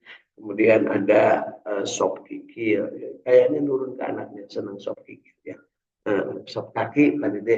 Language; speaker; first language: Indonesian; native; Indonesian